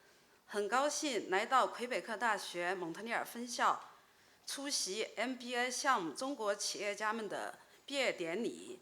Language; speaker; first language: Chinese; native; Chinese